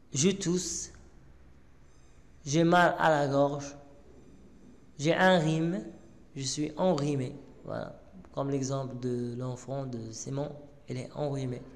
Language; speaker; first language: French; non-native, local second language; Arabic